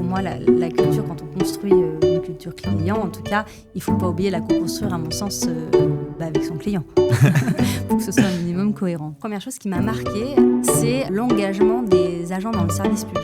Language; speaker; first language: French; native; French